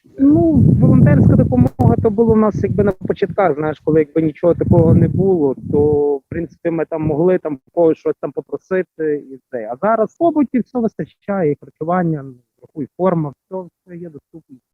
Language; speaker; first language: Ukrainian; native; Ukrainian